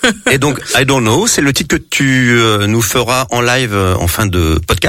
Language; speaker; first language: French; native; French